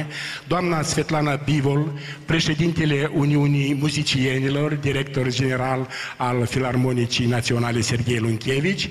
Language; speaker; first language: Romanian; native; Romanian